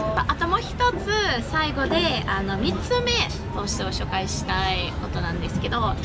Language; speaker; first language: Japanese; non-native, fluent; Russian